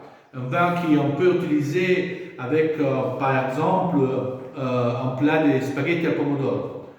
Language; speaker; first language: French; non-native, fluent; Italian